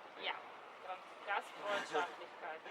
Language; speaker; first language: German; non-native, fluent; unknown